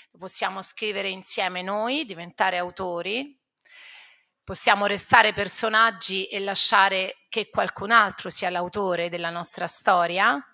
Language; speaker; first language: Italian; native; Italian